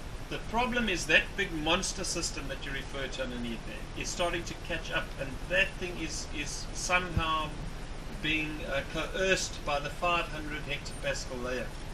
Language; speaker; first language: English; native; English